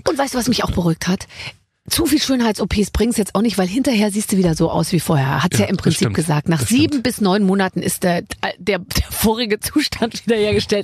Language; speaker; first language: German; native; German